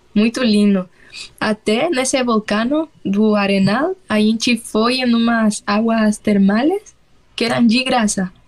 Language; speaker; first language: Portuguese; non-native, fluent; Spanish